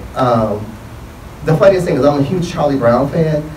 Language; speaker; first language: English; native; English